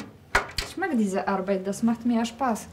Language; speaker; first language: German; non-native, learner; Polish